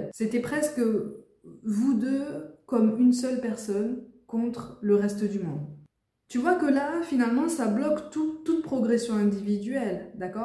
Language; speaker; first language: French; native; French